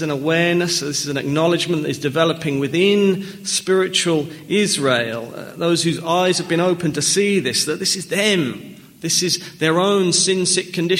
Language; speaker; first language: English; native; English